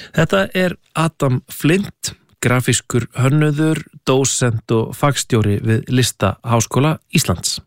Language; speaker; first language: Icelandic; native; Icelandic